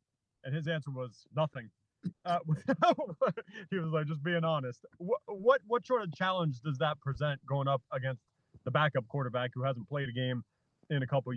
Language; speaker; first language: English; native; English